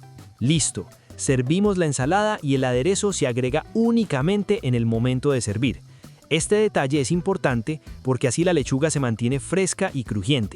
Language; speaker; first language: Spanish; native; Spanish